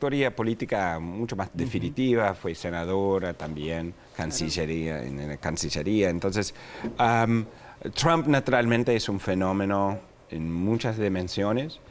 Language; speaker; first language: Spanish; non-native, fluent; English